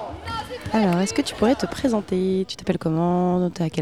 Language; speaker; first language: French; native; French